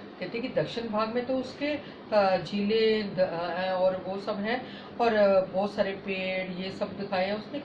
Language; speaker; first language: Hindi; native; Hindi